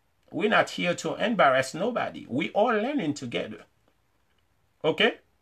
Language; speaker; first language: English; non-native, fluent; Haitian Creole